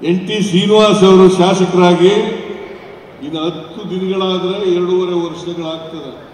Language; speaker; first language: Kannada; native; Kannada